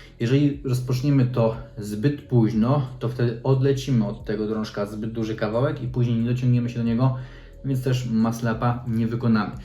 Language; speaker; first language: Polish; native; Polish